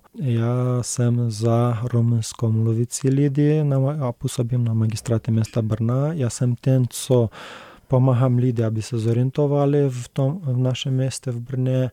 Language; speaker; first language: Czech; non-native, learner; Romanian